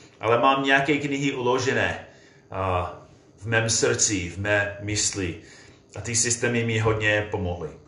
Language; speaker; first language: Czech; non-native, fluent; English